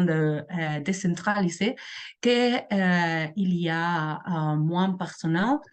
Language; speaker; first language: French; non-native, learner; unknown